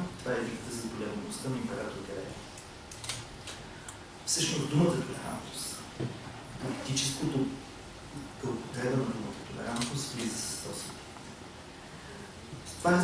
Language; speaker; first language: Bulgarian; native; Bulgarian